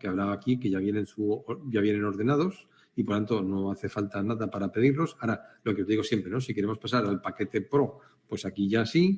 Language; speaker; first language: Spanish; native; Spanish